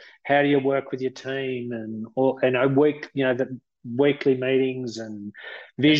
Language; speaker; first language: English; native; English